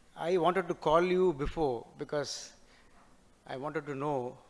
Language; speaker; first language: English; non-native, local second language; Tamil